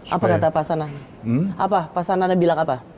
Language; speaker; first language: Indonesian; native; Indonesian